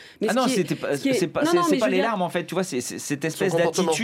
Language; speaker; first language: French; native; French